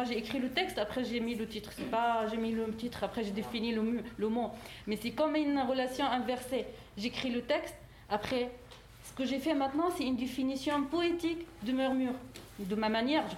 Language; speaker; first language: French; non-native, fluent; Arabic